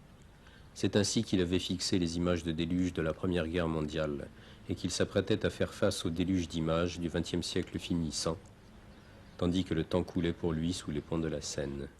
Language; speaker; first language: French; native; French